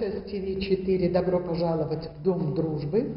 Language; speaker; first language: Russian; native; Russian